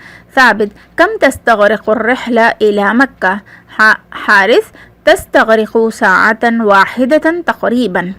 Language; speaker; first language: Arabic; non-native, fluent; Urdu